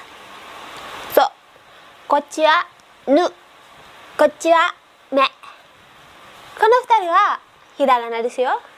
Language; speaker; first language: Japanese; non-native, learner; Indonesian